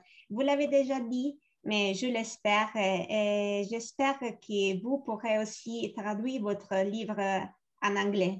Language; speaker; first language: French; non-native, fluent; Italian